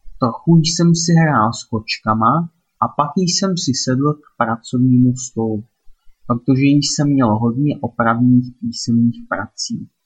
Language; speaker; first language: Czech; non-native, learner; German